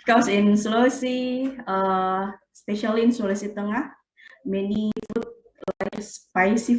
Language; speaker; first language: English; non-native, learner; Indonesian